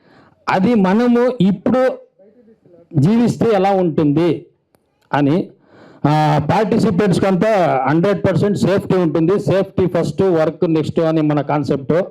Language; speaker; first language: Telugu; non-native, learner; Kannada